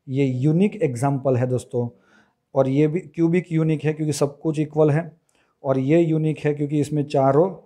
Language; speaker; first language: Hindi; non-native, local second language; Gujarati